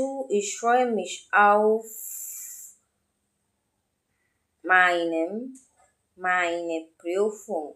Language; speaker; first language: German; non-native, learner; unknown